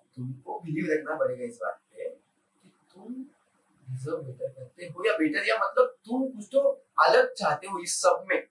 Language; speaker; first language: Hindi; non-native, local second language; Marathi